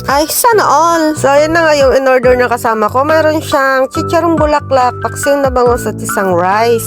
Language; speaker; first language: Filipino; non-native, local second language; Iloko